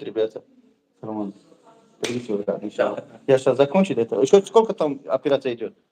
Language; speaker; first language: Russian; non-native, learner; Tajik